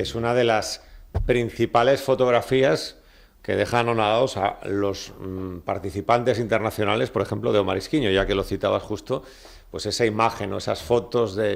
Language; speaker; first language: Spanish; native; Spanish